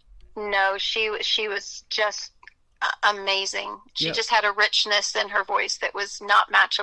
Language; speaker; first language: English; native; English